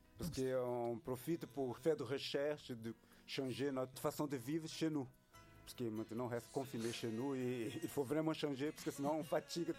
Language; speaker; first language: French; non-native, fluent; Portuguese